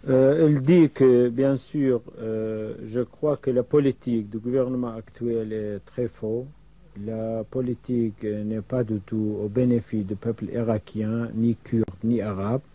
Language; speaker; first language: French; non-native, fluent; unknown